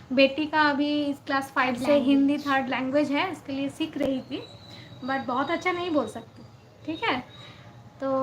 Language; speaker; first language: Hindi; non-native, local second language; Bangla